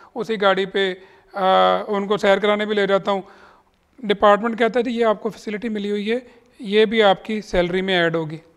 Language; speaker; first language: Urdu; native; Urdu